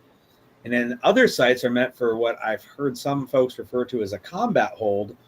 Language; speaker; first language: English; native; English